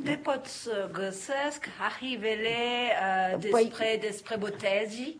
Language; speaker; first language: Romanian; non-native, learner; French